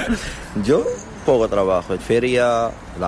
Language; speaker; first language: Spanish; non-native, learner; Arabic